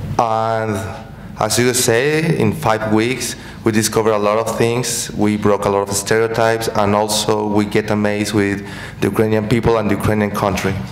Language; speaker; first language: English; non-native, fluent; Spanish